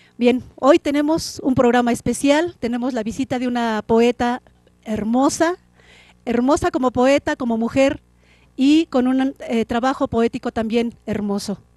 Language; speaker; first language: Spanish; native; Spanish